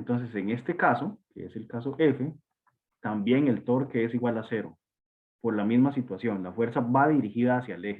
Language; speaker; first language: Spanish; native; Spanish